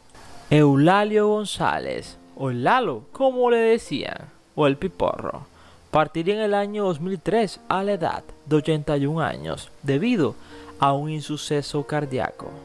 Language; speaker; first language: Spanish; native; Spanish